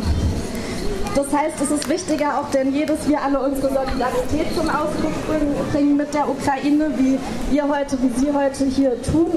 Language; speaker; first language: German; native; German